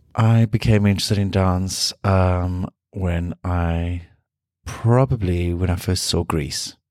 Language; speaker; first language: English; native; English